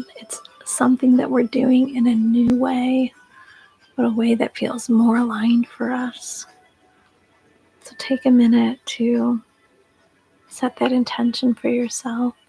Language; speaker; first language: English; native; English